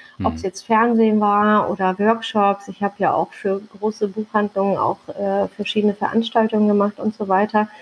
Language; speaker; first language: German; early bilingual, other home language; Turkish